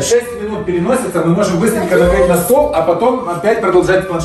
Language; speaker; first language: Russian; native; Russian